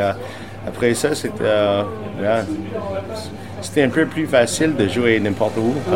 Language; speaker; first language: French; non-native, local second language; English